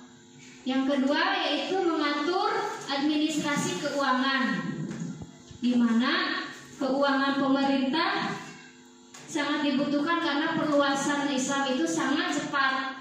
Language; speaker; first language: Indonesian; native; Indonesian